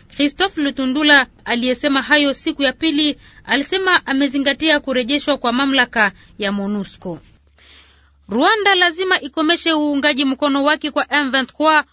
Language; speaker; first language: Swahili; native; Swahili